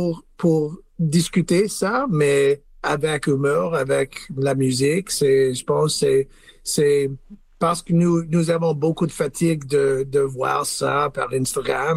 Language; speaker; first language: French; non-native, learner; English